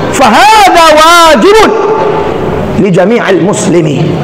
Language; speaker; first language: Arabic; non-native, fluent; Indonesian